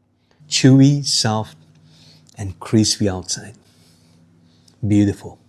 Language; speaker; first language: English; non-native, fluent; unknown